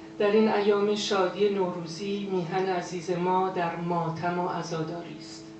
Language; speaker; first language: Persian; native; Persian